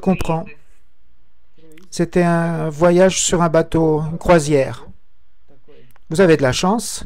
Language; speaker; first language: French; non-native, fluent; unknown